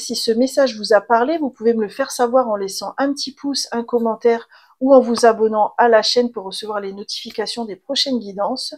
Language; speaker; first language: French; native; French